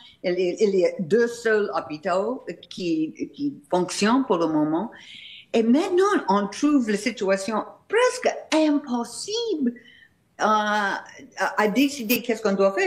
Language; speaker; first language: French; non-native, fluent; English